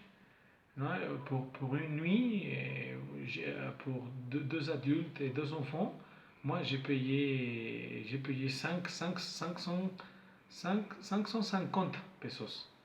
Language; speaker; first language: French; non-native, fluent; Spanish